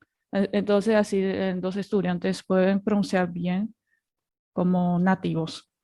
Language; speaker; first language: Spanish; non-native, fluent; Chinese